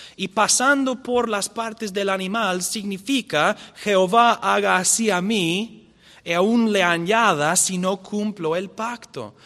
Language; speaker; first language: Spanish; non-native, fluent; English